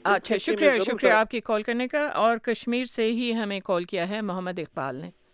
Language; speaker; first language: Urdu; native; Urdu